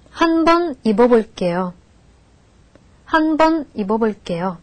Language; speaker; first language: Korean; non-native, fluent; Russian